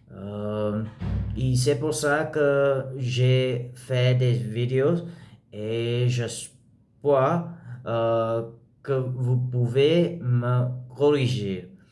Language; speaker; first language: French; non-native, learner; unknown